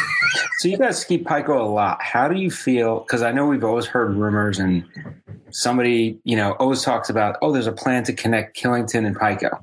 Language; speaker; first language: English; native; English